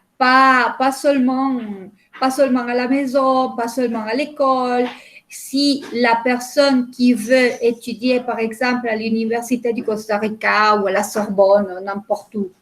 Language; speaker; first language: French; non-native, fluent; Spanish